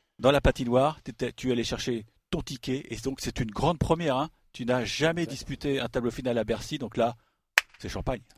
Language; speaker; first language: French; native; French